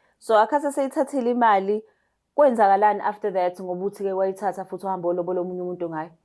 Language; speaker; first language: Zulu; native; Zulu